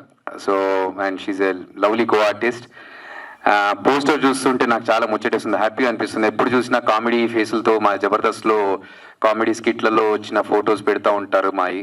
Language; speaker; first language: Telugu; native; Telugu